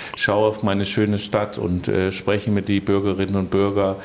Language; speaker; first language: German; non-native, fluent; Danish